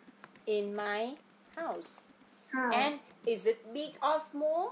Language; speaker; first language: English; non-native, fluent; Vietnamese